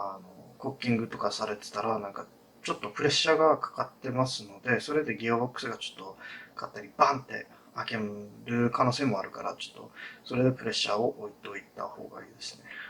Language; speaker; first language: Japanese; non-native, fluent; English